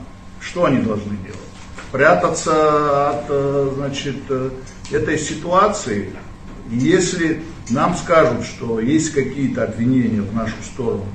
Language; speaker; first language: Russian; non-native, local second language; Abkhazian